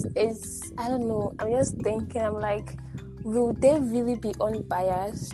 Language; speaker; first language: English; non-native, local second language; Ibibio